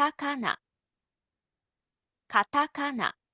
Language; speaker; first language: Japanese; non-native, learner; Filipino